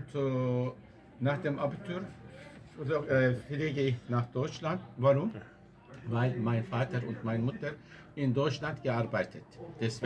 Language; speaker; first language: German; non-native, learner; Turkish